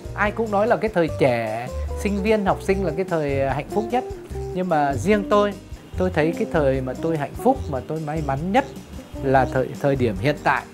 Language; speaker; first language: Vietnamese; native; Vietnamese